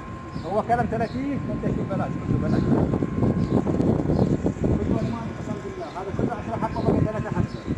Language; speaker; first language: Arabic; non-native, learner; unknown